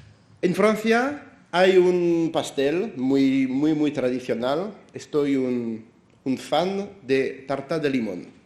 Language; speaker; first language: Spanish; non-native, fluent; French